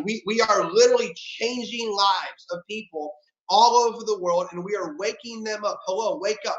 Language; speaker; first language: English; native; English